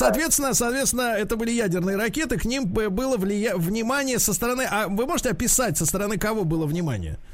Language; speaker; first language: Russian; native; Russian